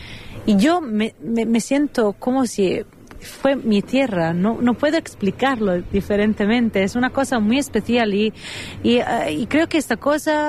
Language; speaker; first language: Spanish; non-native, fluent; Italian